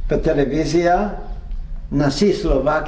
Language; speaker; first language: Hebrew; non-native, fluent; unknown